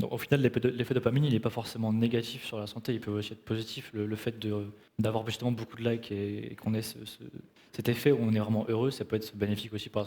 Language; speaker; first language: French; native; French